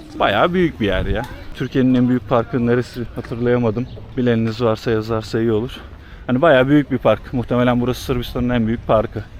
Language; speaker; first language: Turkish; native; Turkish